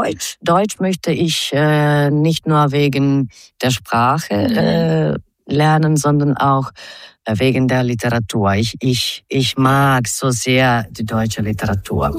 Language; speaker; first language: German; non-native, fluent; Croatian